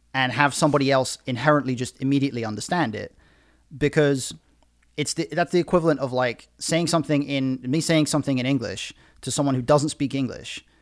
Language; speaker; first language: English; native; English